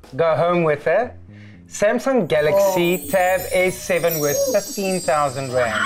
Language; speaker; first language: English; non-native, local second language; Afrikaans